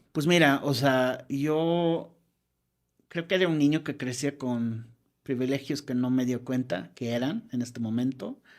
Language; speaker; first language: Spanish; non-native, fluent; English